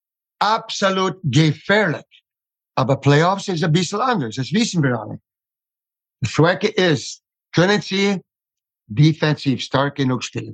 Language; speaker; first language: German; non-native, fluent; English